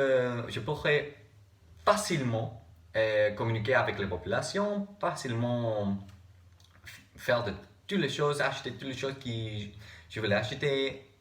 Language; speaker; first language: French; non-native, learner; English